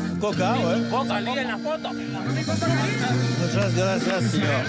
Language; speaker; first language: Spanish; non-native, learner; French